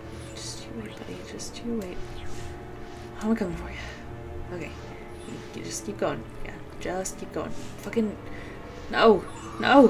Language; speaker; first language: English; native; English